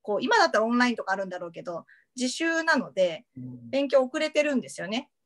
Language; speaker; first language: Japanese; native; Japanese